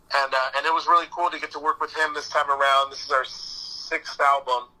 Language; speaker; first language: English; native; English